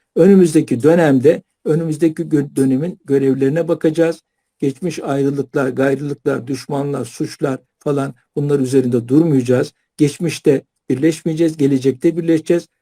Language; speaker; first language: Turkish; native; Turkish